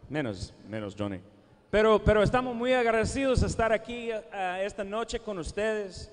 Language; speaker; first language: Spanish; non-native, fluent; English